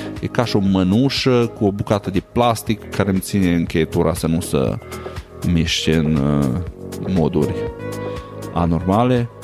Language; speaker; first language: Romanian; native; Romanian